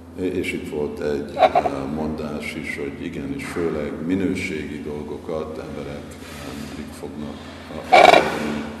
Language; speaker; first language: Hungarian; non-native, fluent; English